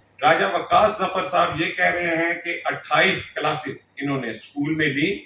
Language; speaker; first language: Urdu; non-native, local second language; Punjabi